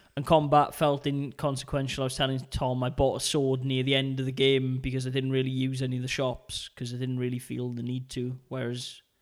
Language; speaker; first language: English; native; English